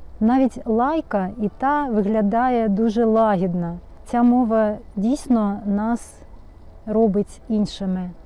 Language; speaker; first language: Ukrainian; non-native, local second language; Russian